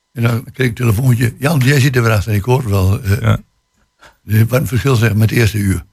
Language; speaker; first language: Dutch; native; Dutch